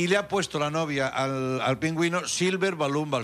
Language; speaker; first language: Spanish; native; Spanish